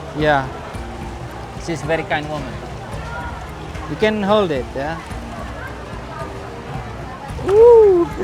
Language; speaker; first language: English; non-native, fluent; Batak Toba